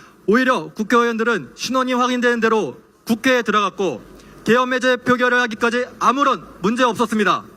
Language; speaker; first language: Korean; native; Korean